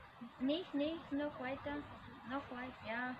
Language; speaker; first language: German; non-native, fluent; Cebuano